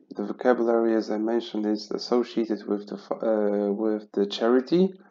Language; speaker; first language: English; non-native, fluent; Polish